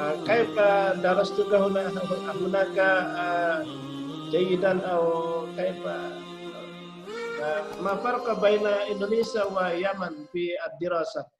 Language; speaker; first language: Arabic; non-native, learner; Indonesian